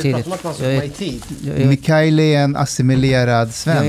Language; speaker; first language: Swedish; early bilingual, other home language; Persian